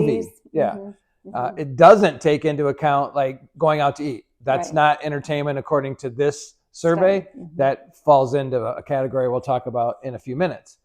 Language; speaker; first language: English; native; English